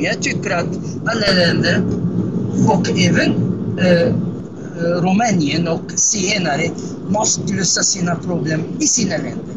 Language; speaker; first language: Swedish; non-native, fluent; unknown